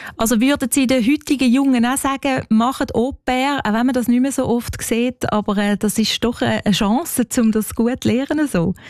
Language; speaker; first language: German; native; German